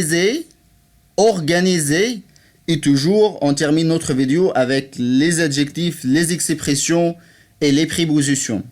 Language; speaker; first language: French; non-native, fluent; Arabic